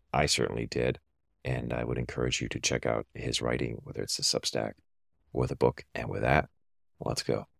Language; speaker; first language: English; non-native, fluent; German